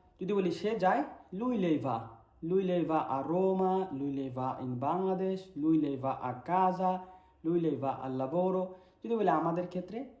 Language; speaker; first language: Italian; non-native, learner; Bangla